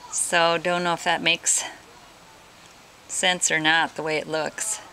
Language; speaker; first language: English; native; English